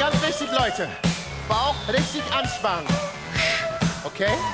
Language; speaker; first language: German; non-native, fluent; English